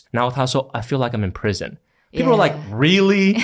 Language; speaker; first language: English; non-native, fluent; Chinese